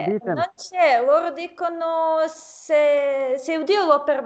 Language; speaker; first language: Italian; non-native, fluent; Serbian